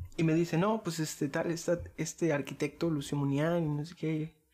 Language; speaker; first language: Spanish; native; Spanish